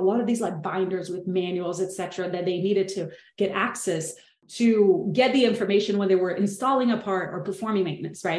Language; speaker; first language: English; non-native, fluent; Portuguese